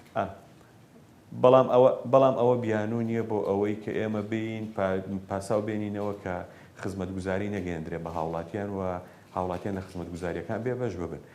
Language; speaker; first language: Central Kurdish; native; Central Kurdish